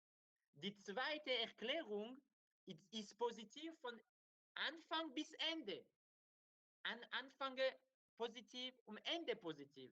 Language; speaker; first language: German; non-native, learner; Hebrew